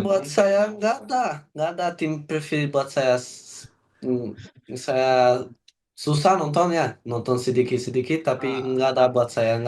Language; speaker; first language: Indonesian; non-native, learner; Portuguese